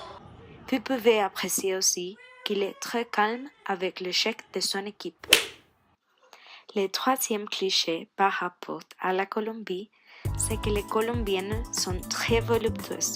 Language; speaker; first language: French; non-native, learner; Spanish